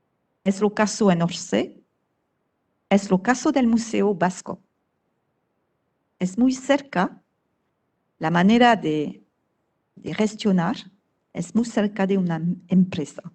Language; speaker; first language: Spanish; non-native, fluent; French